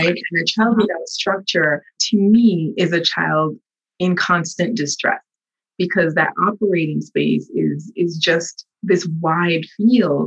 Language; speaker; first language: English; native; English